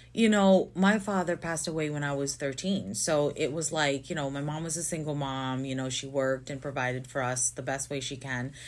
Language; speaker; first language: English; non-native, local second language; Filipino